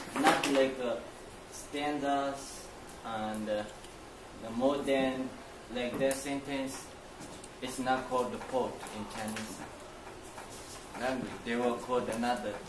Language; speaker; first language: English; non-native, learner; Chinese